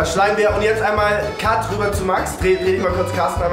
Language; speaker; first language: German; native; German